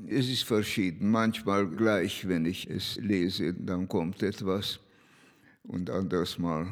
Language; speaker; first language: German; non-native, fluent; Hungarian